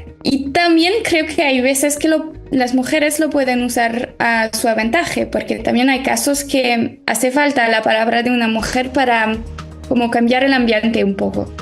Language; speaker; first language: Spanish; non-native, fluent; French